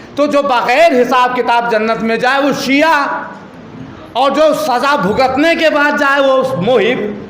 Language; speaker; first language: Urdu; native; Urdu